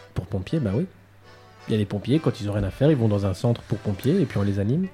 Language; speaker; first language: French; native; French